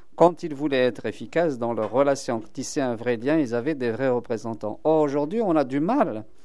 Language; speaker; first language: French; non-native, local second language; Kabyle